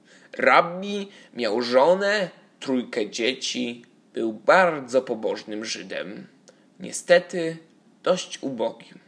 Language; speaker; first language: Polish; native; Polish